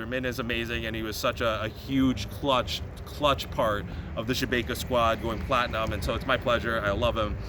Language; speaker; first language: English; native; English